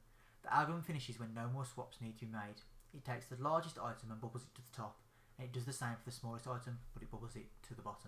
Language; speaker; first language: English; native; English